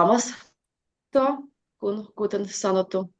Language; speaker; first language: Finnish; non-native, fluent; Russian